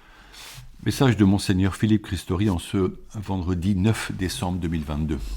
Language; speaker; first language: French; native; French